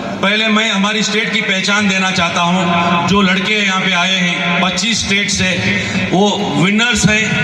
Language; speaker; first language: Urdu; native; Urdu